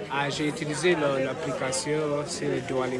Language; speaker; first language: French; non-native, learner; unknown